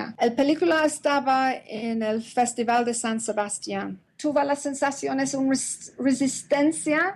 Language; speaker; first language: Spanish; non-native, learner; English